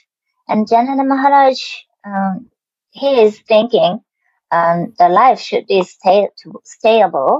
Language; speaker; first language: English; non-native, learner; Japanese